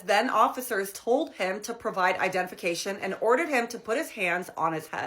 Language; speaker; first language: English; native; English